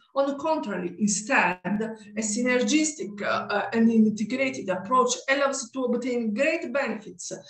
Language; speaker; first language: English; non-native, learner; Italian